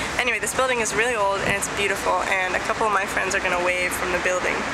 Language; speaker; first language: English; native; English